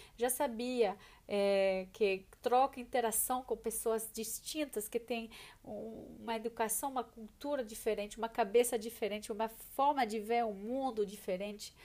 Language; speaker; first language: Portuguese; non-native, fluent; French